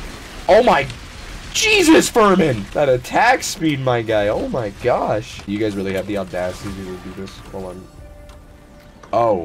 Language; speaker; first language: English; native; English